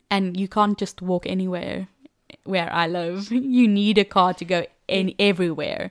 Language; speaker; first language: English; non-native, local second language; Afrikaans